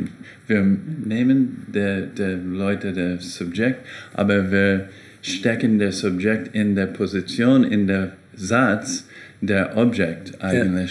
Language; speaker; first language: German; non-native, learner; English